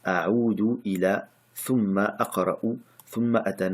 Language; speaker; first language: Arabic; non-native, fluent; French